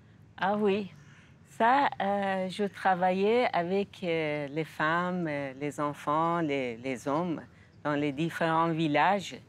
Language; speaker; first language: French; non-native, fluent; Persian